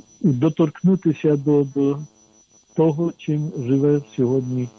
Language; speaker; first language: Ukrainian; non-native, fluent; Polish